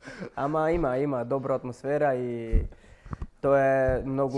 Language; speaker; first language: Macedonian; non-native, learner; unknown